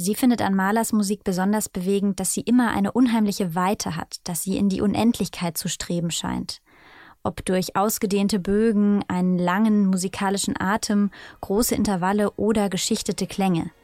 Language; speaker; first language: German; native; German